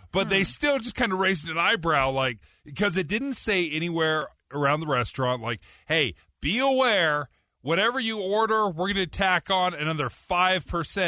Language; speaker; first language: English; native; English